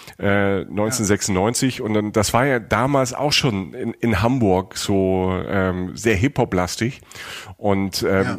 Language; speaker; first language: German; native; German